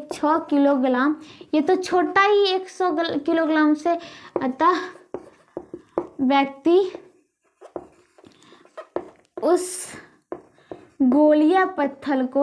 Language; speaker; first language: Hindi; native; Hindi